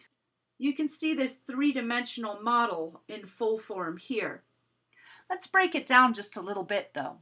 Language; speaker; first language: English; native; English